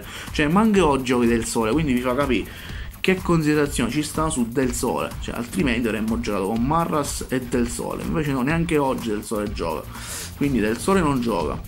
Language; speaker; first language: Italian; native; Italian